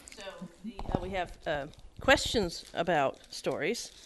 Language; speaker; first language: English; native; English